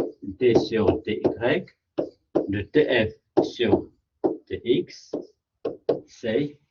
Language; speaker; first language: French; non-native, local second language; Arabic